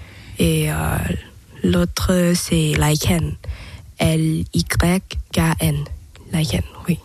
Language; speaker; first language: French; non-native, learner; Thai